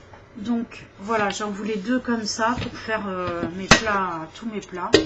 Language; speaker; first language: French; native; French